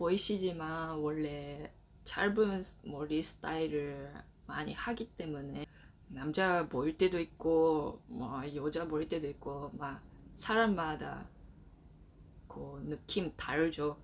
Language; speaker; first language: Korean; non-native, learner; Japanese